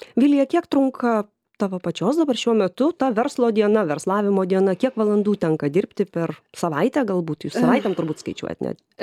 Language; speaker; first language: Lithuanian; native; Lithuanian